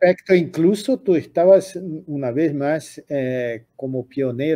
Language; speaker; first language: Portuguese; non-native, fluent; Spanish